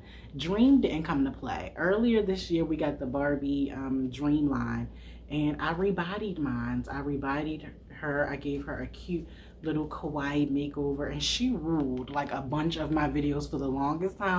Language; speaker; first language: English; native; English